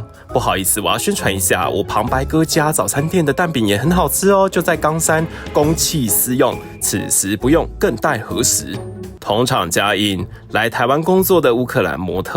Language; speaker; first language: Chinese; native; Chinese